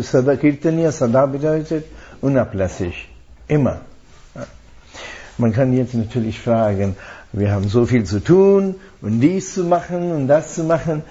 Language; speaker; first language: German; non-native, fluent; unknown